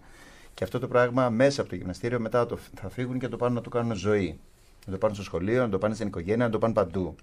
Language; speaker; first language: Greek; native; Greek